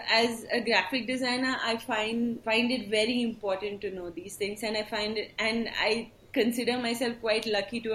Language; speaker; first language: English; non-native, local second language; Tulu